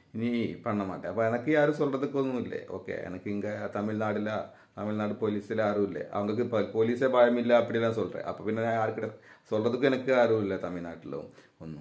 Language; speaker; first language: Tamil; non-native, learner; Malayalam